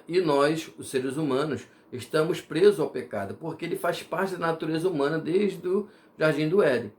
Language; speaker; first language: Portuguese; native; Portuguese